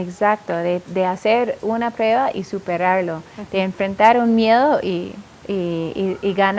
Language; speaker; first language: Spanish; non-native, fluent; English